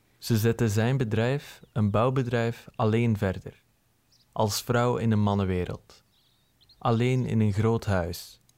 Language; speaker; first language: Dutch; native; Dutch